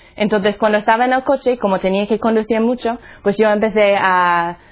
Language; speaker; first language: Spanish; non-native, fluent; English